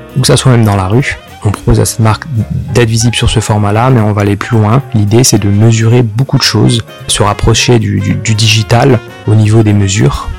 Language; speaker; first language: French; native; French